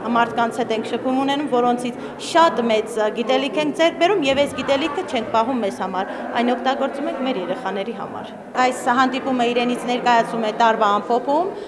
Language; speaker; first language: Armenian; native; Armenian